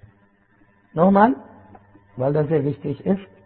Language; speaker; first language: German; non-native, fluent; Arabic